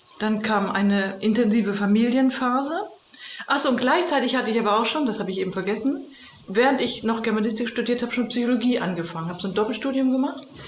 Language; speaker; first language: German; native; German